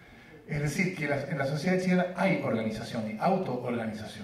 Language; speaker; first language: Spanish; native; Spanish